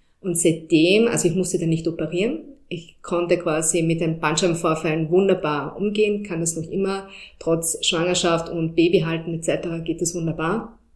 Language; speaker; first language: German; early bilingual, heritage; German